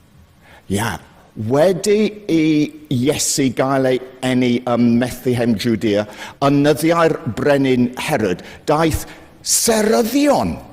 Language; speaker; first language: Welsh; non-native, fluent; English